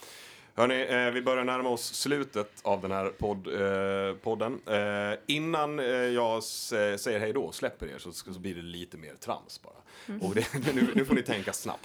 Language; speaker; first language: Swedish; native; Swedish